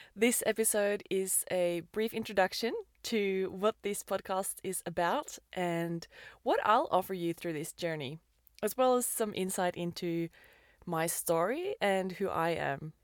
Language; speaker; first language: English; non-native, fluent; Norwegian